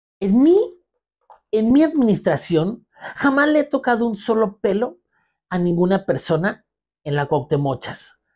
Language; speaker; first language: Spanish; native; Spanish